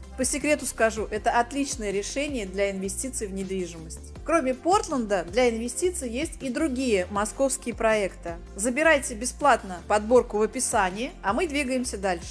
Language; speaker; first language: Russian; native; Russian